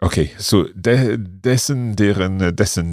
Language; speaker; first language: German; non-native, learner; English